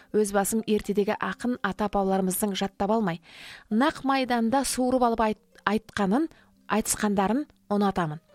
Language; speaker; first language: Kazakh; native; Kazakh